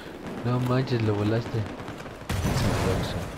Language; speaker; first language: Spanish; native; Spanish